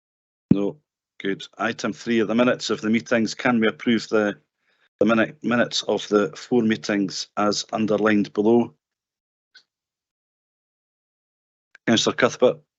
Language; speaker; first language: English; native; English